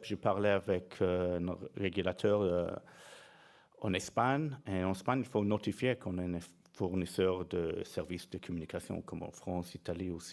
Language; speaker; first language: French; non-native, fluent; English